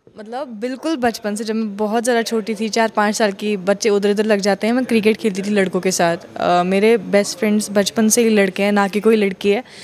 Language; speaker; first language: Hindi; non-native, local second language; Kashmiri